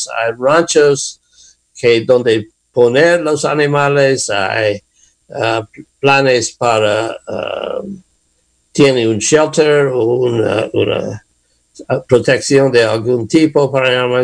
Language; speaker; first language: Spanish; non-native, learner; English